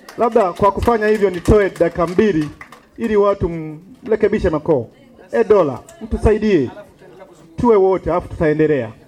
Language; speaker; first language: Swahili; native; Swahili